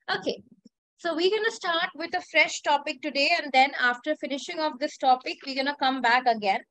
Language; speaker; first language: English; non-native, local second language; Hindi